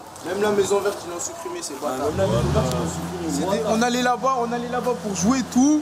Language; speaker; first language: French; native; French